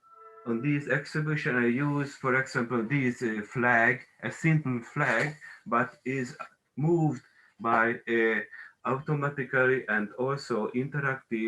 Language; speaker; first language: English; non-native, learner; Hungarian